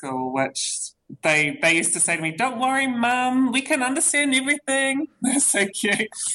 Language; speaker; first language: English; native; English